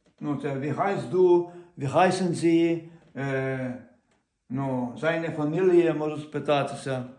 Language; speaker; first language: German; non-native, learner; Ukrainian